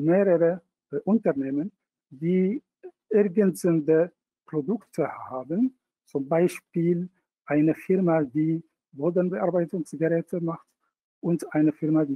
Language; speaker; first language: German; non-native, fluent; Arabic